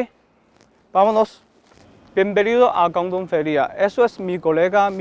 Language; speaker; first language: Spanish; non-native, learner; Chinese